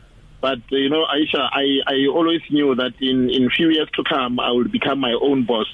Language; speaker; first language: English; non-native, local second language; Northern Sotho